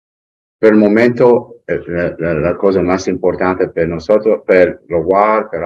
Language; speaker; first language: Spanish; non-native, learner; English